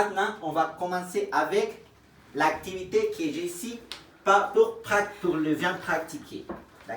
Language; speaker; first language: French; non-native, fluent; Spanish